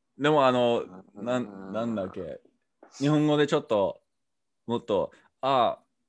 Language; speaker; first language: Japanese; non-native, fluent; English